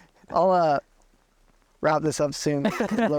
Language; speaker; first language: English; native; English